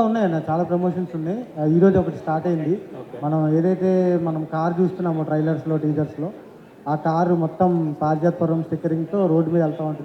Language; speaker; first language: Telugu; native; Telugu